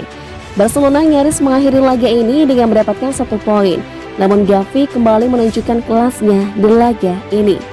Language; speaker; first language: Indonesian; native; Indonesian